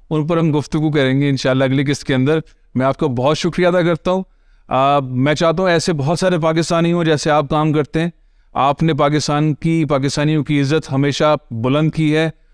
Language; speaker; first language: Urdu; native; Urdu